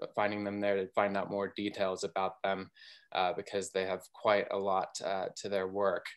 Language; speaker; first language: English; native; English